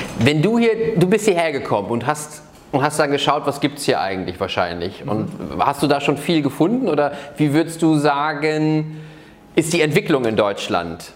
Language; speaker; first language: German; native; German